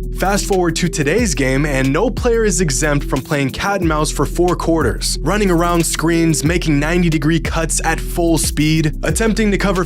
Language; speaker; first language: English; native; English